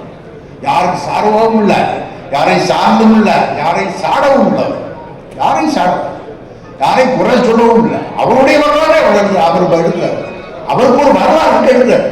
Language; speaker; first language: Tamil; native; Tamil